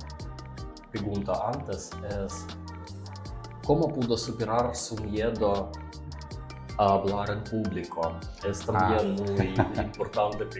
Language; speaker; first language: Spanish; non-native, learner; Russian